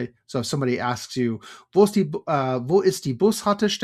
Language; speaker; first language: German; non-native, fluent; English